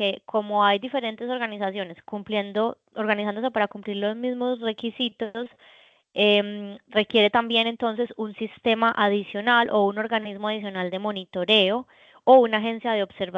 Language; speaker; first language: Spanish; native; Spanish